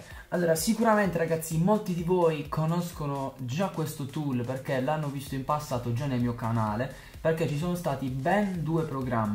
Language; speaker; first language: Italian; native; Italian